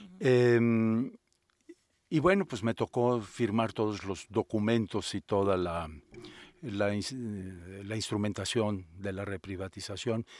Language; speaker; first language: Spanish; native; Spanish